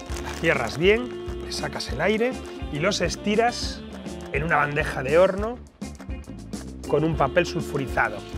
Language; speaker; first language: Spanish; native; Spanish